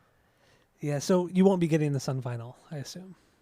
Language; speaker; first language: English; native; English